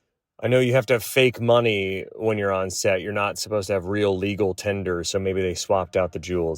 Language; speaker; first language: English; native; English